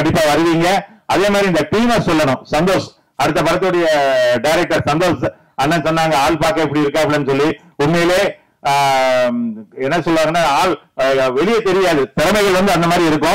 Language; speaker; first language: Tamil; native; Tamil